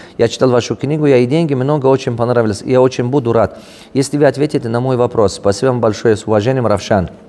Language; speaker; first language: Russian; non-native, local second language; Tajik